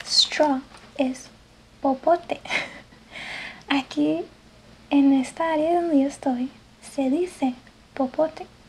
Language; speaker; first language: Spanish; early bilingual, heritage; English